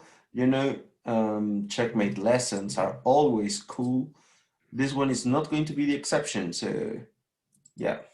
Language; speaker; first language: English; non-native, fluent; Spanish